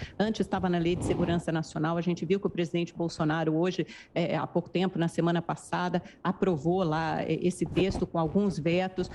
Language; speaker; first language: Portuguese; native; Portuguese